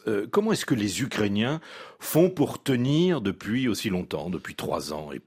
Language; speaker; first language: French; native; French